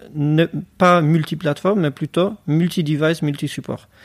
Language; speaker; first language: French; non-native, fluent; Polish